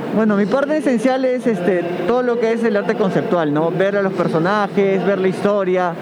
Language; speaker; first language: Spanish; native; Spanish